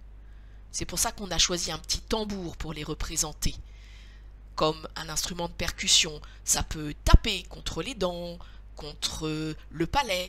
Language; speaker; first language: French; native; French